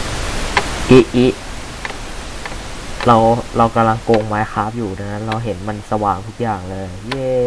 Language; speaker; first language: Thai; native; Thai